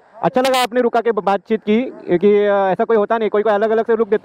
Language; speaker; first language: Hindi; non-native, local second language; Marathi